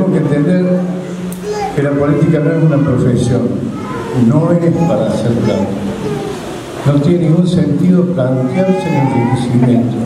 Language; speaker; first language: Spanish; native; Spanish